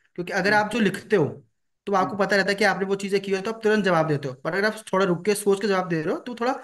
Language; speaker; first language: Hindi; native; Hindi